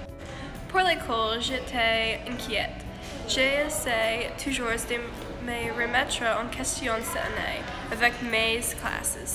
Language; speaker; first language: French; non-native, learner; English